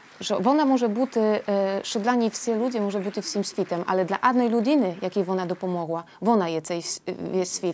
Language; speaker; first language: Polish; non-native, learner; Ukrainian